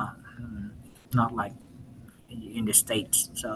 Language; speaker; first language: English; non-native, learner; Vietnamese